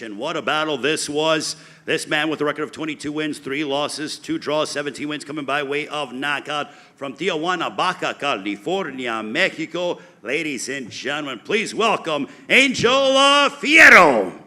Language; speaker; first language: English; native; English